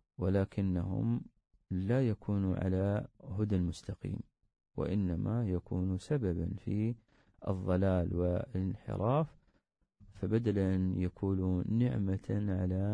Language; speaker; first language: Arabic; native; Arabic